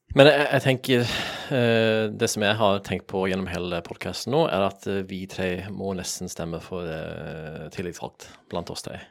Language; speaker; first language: Norwegian; native; Norwegian